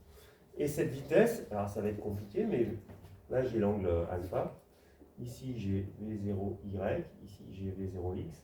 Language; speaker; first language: French; native; French